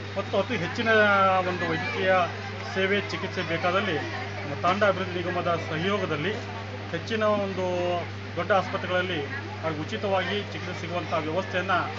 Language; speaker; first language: Kannada; non-native, local second language; Lambadi